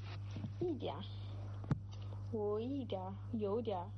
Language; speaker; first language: Chinese; non-native, learner; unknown